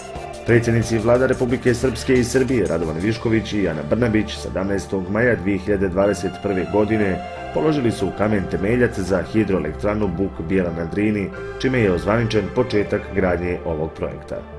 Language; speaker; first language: Bosnian; native; Bosnian